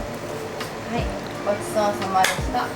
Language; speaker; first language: Japanese; native; Japanese